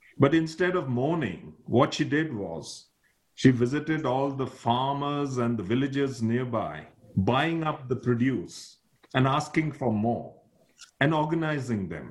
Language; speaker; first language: English; non-native, local second language; Nepali